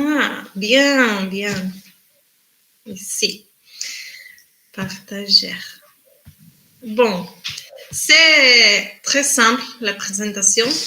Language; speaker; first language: French; non-native, learner; Spanish